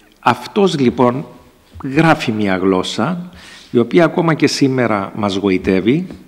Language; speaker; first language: Greek; native; Greek